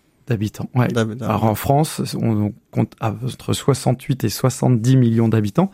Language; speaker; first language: French; native; French